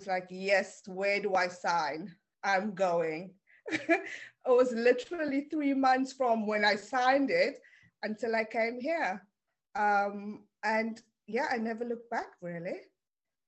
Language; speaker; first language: English; non-native, local second language; Afrikaans